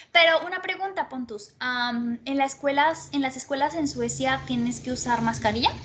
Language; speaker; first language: Spanish; native; Spanish